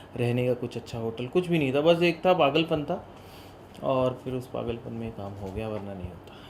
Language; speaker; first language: Hindi; non-native, local second language; Bhojpuri